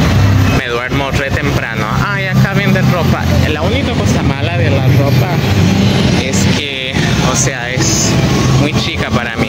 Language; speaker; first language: Spanish; non-native, fluent; Portuguese